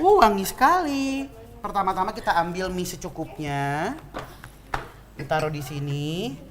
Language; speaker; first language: Indonesian; native; Indonesian